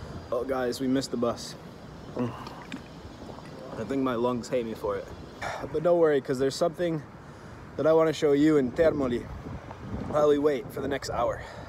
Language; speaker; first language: English; native; English